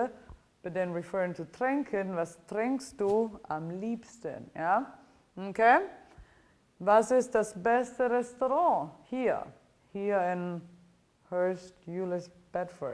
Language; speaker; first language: German; non-native, fluent; Italian